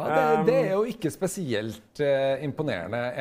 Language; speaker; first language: Norwegian; native; Norwegian